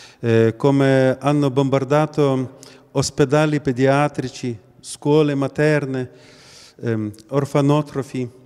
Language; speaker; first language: Italian; non-native, learner; Ukrainian